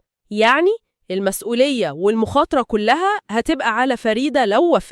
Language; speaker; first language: Arabic; native; Arabic